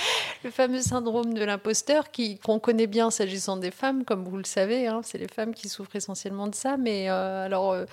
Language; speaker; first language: French; early bilingual, other home language; Riffian